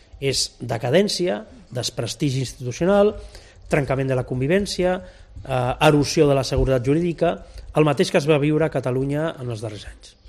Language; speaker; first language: Catalan; non-native, local second language; Spanish